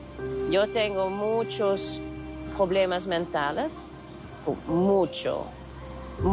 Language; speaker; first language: Spanish; non-native, learner; Dutch